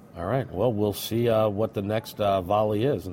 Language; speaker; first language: English; native; English